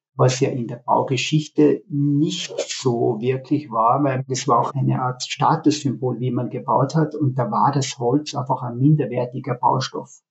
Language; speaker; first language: German; native; German